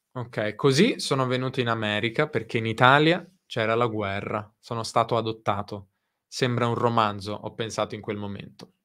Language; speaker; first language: Italian; native; Italian